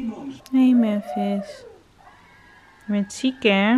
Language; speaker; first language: Dutch; native; Dutch